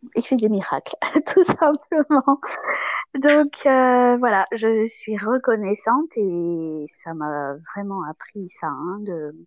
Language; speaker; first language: French; non-native, local second language; Malagasy